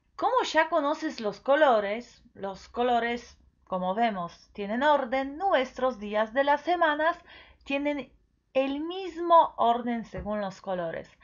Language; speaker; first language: Spanish; non-native, fluent; Polish